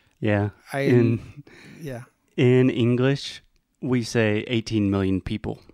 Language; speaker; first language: English; non-native, fluent; Portuguese